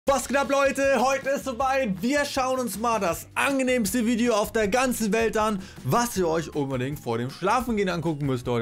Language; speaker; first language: German; native; German